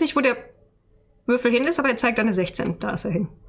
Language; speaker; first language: German; native; German